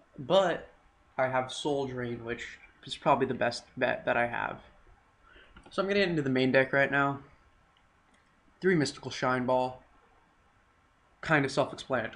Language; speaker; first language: English; native; English